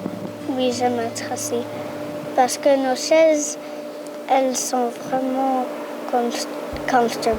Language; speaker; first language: French; native; French